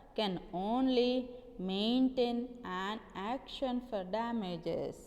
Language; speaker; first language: English; non-native, local second language; Telugu